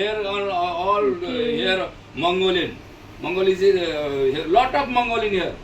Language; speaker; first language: English; non-native, learner; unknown